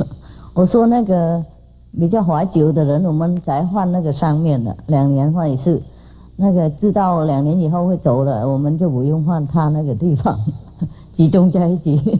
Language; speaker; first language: Chinese; non-native, fluent; Vietnamese